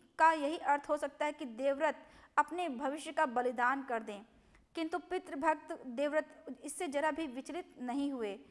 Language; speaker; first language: Hindi; non-native, local second language; Gujarati